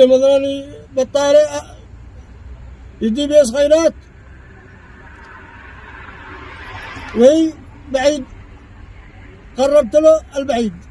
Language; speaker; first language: Arabic; native; Arabic